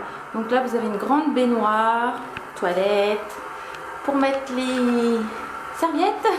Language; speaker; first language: French; native; French